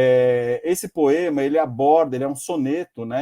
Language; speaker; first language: Portuguese; native; Portuguese